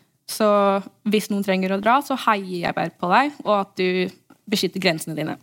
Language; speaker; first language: Norwegian; early bilingual, heritage; English